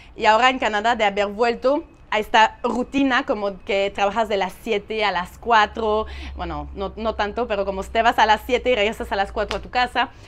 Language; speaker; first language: Spanish; non-native, fluent; French